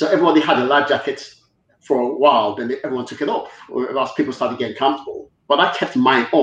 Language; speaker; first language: English; native; English